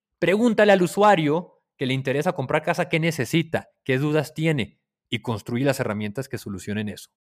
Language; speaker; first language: Spanish; native; Spanish